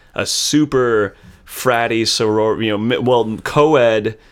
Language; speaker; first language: English; native; English